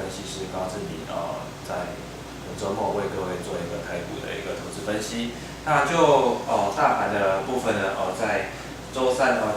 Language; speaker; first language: Chinese; native; Chinese